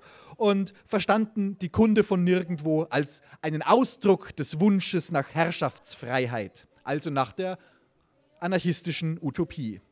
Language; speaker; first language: German; native; German